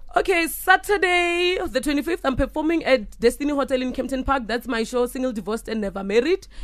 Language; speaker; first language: English; non-native, local second language; Northern Sotho